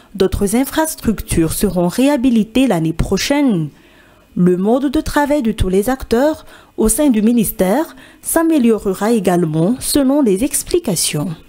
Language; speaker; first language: French; non-native, local second language; Malagasy